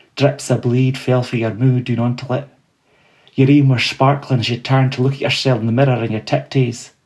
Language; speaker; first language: English; native; English